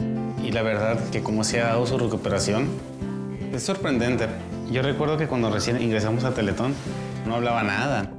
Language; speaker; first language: Spanish; native; Spanish